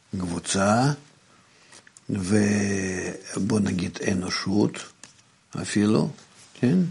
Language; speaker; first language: Hebrew; non-native, fluent; Russian